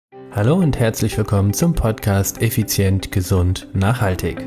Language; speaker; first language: German; native; German